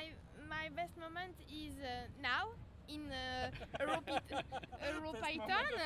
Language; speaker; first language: English; non-native, learner; French